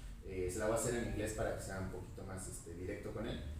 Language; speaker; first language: Spanish; native; Spanish